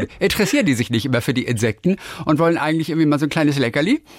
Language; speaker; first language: German; native; German